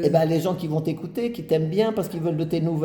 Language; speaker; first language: French; native; French